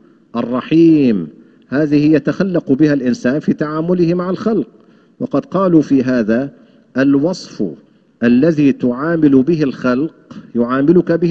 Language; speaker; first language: Arabic; native; Arabic